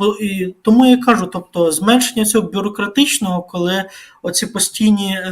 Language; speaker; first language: Ukrainian; native; Ukrainian